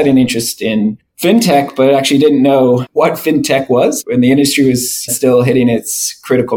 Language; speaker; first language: English; native; English